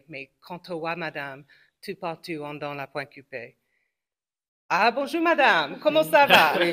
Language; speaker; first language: French; non-native, local second language; English